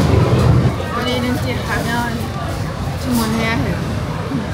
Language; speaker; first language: Korean; non-native, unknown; Thai